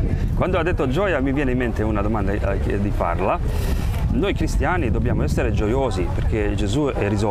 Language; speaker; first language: Italian; non-native, fluent; Croatian